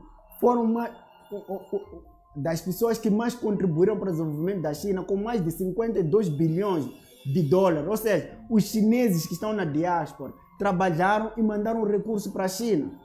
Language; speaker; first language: Portuguese; native; Portuguese